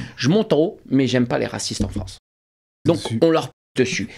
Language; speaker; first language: French; native; French